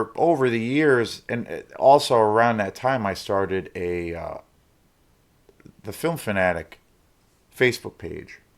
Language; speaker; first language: English; native; English